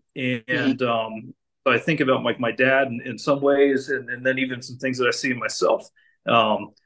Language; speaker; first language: English; native; English